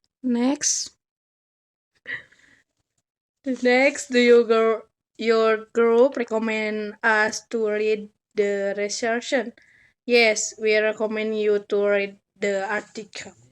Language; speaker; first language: English; non-native, learner; Indonesian